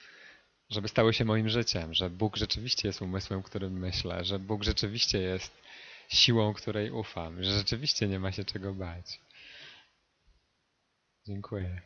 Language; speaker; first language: Polish; native; Polish